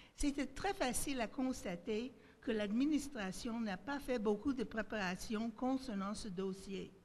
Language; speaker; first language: French; native; French